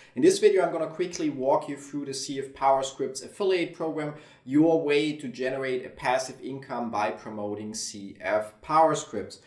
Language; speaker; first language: English; non-native, fluent; German